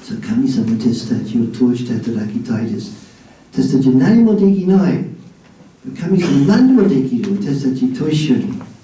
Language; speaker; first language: Japanese; non-native, fluent; English